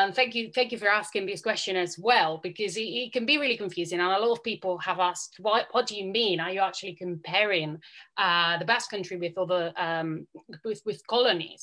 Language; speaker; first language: English; non-native, fluent; Catalan